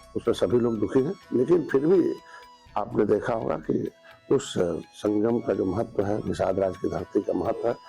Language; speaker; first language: Hindi; native; Hindi